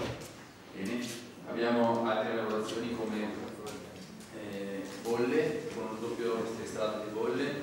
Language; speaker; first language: Italian; native; Italian